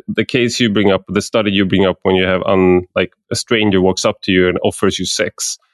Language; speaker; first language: English; non-native, fluent; Swedish